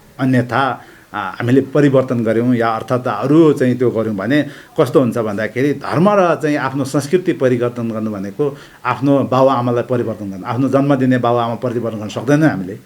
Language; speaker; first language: Nepali; non-native, local second language; Sherpa